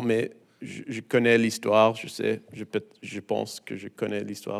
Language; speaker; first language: French; non-native, learner; English